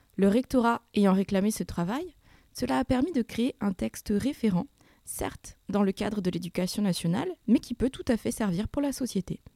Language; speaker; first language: French; non-native, local second language; Réunion Creole French